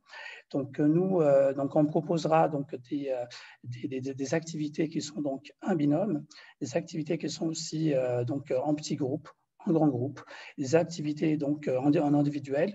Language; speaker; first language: French; non-native, fluent; Portuguese